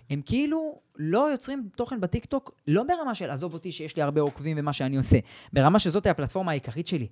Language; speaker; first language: Hebrew; early bilingual, other home language; English